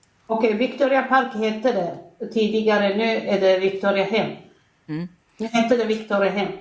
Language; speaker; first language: Swedish; non-native, learner; Arabic